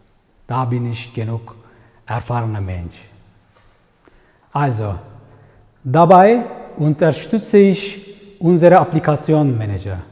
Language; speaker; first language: German; non-native, fluent; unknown